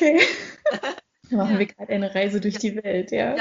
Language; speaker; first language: German; native; German